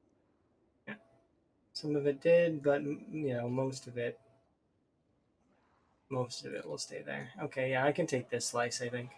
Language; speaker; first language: English; native; English